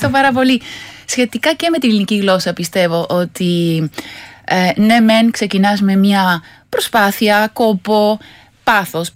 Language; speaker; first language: Greek; non-native, fluent; Spanish